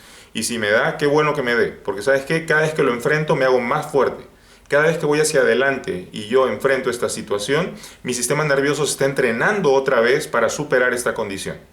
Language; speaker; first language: Spanish; native; Spanish